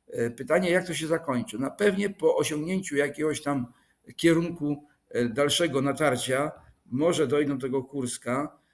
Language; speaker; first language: Polish; native; Polish